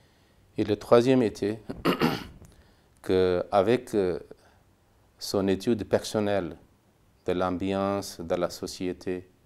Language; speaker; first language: French; non-native, fluent; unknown